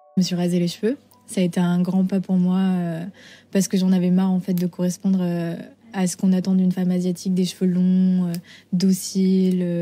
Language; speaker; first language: French; native; French